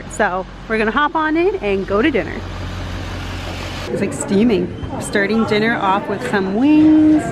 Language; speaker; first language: English; native; English